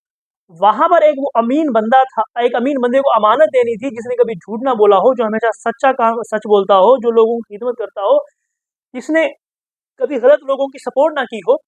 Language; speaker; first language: Urdu; native; Urdu